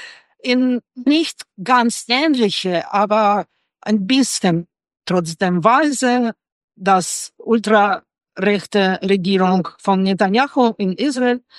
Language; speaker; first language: German; non-native, fluent; Russian